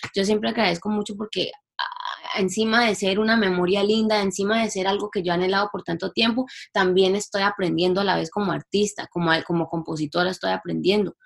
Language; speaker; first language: Spanish; early bilingual, heritage; English